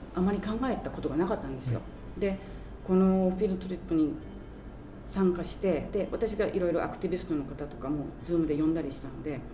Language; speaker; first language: Japanese; native; Japanese